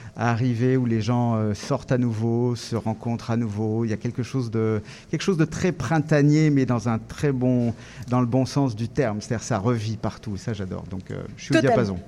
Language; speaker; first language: French; native; French